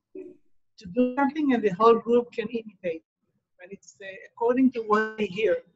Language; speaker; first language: English; non-native, fluent; Hebrew